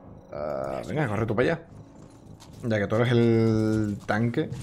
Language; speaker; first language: Spanish; native; Spanish